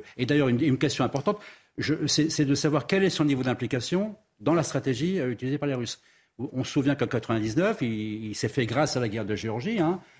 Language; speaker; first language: French; native; French